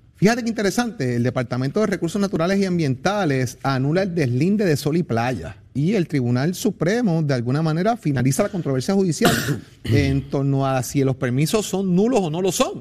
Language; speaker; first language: Spanish; native; Spanish